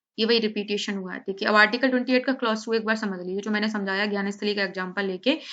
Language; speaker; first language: Hindi; native; Hindi